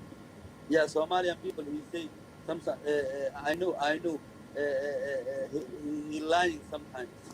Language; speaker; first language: English; non-native, learner; Somali